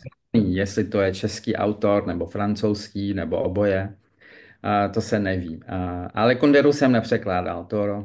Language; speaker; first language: Czech; early bilingual, heritage; French